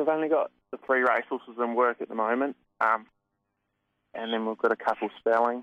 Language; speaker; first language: English; native; English